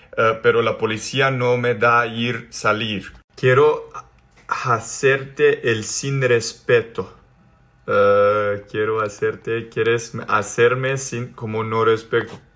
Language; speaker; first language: Spanish; non-native, learner; Serbian